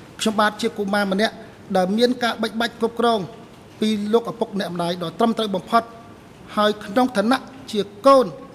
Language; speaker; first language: Khmer; native; Khmer